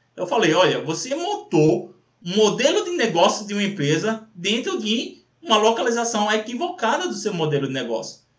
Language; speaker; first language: Portuguese; native; Portuguese